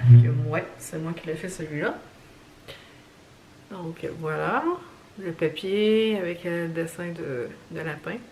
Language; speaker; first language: French; native; French